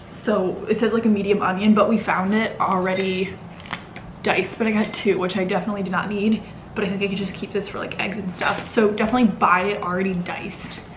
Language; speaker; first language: English; native; English